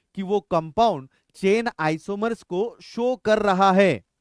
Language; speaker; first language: Hindi; non-native, local second language; Marathi